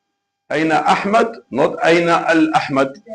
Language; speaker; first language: Arabic; non-native, fluent; Malay